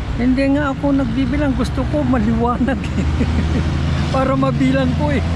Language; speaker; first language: Filipino; non-native, local second language; Iloko